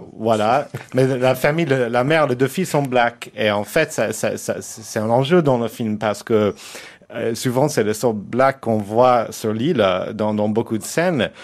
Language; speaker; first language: French; non-native, fluent; English